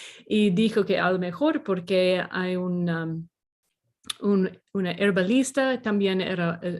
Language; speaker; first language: Spanish; non-native, learner; English